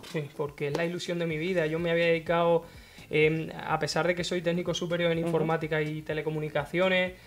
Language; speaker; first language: Spanish; native; Spanish